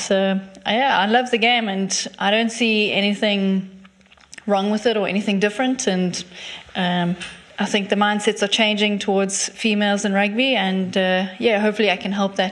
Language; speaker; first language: English; native; English